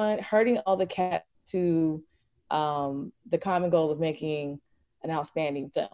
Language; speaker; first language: English; native; English